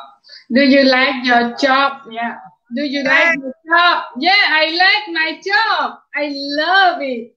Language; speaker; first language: English; non-native, fluent; Khmer